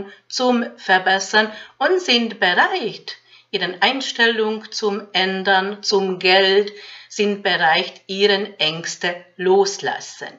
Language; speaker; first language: German; non-native, fluent; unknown